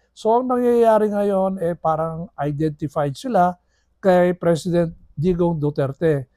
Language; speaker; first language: Filipino; non-native, local second language; Iloko